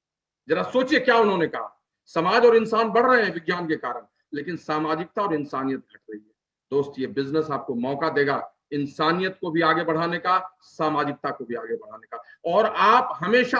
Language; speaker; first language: Hindi; native; Hindi